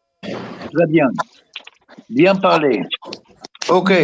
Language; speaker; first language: French; non-native, fluent; Dutch